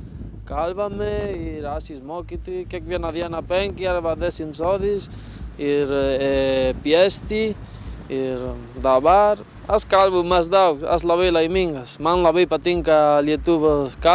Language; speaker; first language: Lithuanian; non-native, learner; Spanish